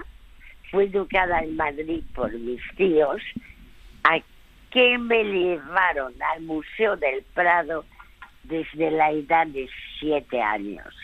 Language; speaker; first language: Spanish; early bilingual, other home language; French